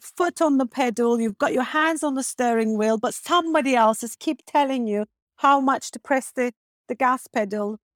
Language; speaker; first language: English; non-native, fluent; Turkish